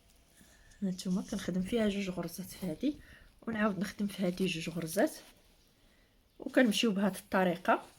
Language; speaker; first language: Arabic; native; Arabic